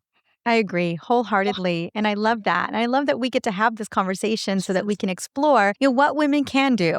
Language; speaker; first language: English; native; English